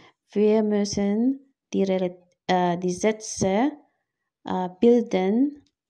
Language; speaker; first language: German; non-native, fluent; Filipino